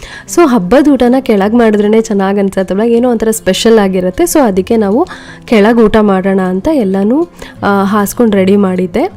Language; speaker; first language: Kannada; native; Kannada